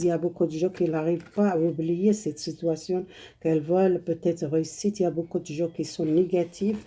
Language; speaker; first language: French; non-native, learner; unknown